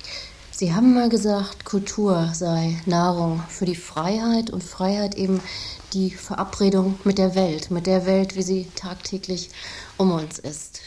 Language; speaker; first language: German; native; German